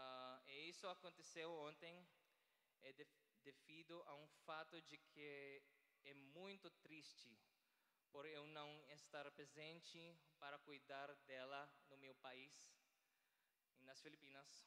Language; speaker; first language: Portuguese; non-native, learner; Filipino